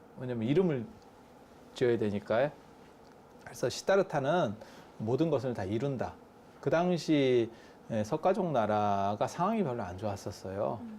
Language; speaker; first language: Korean; native; Korean